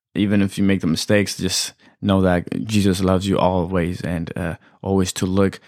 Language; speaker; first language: English; early bilingual, other home language; Amharic